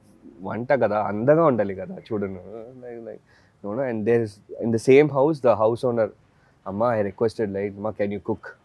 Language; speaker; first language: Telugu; non-native, fluent; Tamil